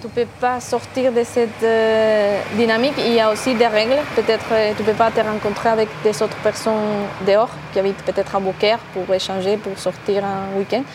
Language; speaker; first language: French; non-native, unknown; Spanish